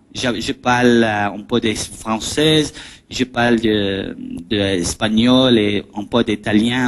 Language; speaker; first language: French; non-native, learner; English